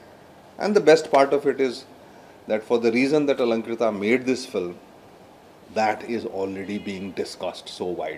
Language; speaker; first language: English; non-native, local second language; Hindi